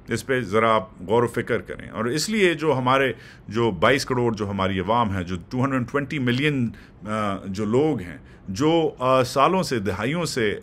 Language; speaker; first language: Urdu; native; Urdu